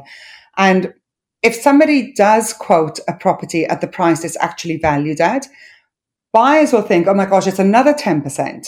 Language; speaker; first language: English; non-native, local second language; Welsh